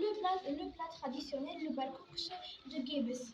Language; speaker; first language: French; non-native, learner; Arabic